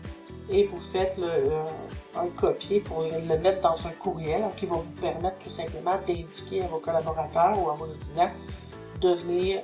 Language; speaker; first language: French; native; French